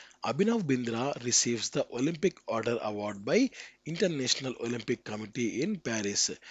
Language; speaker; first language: English; non-native, local second language; Telugu